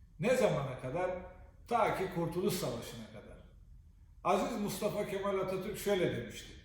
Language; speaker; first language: Turkish; native; Turkish